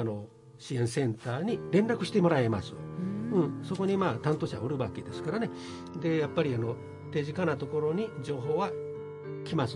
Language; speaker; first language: Japanese; native; Japanese